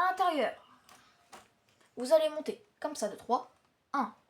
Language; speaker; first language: French; native; French